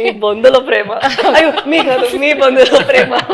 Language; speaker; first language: Telugu; non-native, fluent; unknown